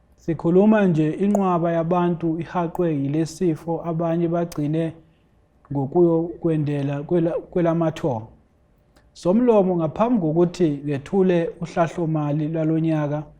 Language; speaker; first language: Zulu; native; Zulu